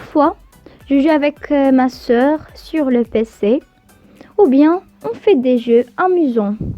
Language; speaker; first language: French; non-native, local second language; Arabic